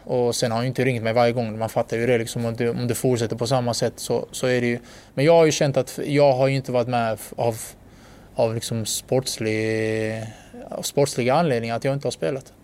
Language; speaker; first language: Swedish; early bilingual, other home language; Bosnian